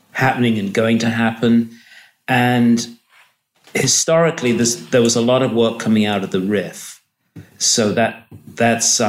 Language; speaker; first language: English; native; English